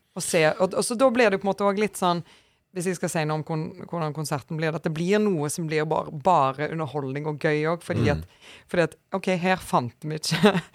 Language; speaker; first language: Norwegian; native; Norwegian